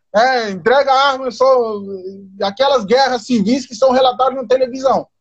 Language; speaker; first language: Portuguese; non-native, local second language; Upper Guinea Crioulo